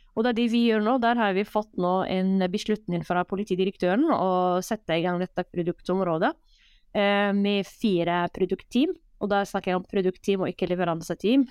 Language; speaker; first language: Norwegian; non-native, fluent; Arabic